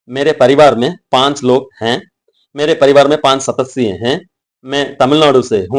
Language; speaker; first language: Hindi; non-native, local second language; Tamil